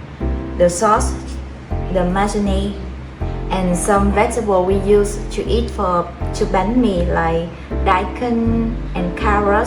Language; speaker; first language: English; non-native, fluent; Vietnamese